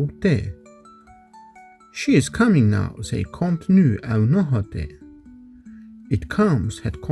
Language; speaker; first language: Dutch; non-native, learner; Kurdish